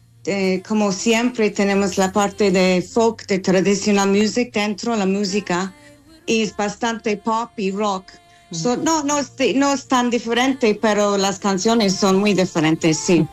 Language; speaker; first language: Spanish; non-native, learner; English